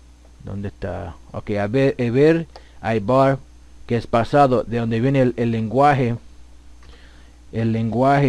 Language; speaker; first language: Spanish; early bilingual, heritage; Spanish